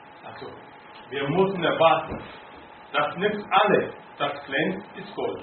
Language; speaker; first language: German; non-native, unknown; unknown